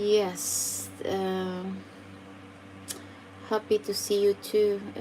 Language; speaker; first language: English; non-native, fluent; Filipino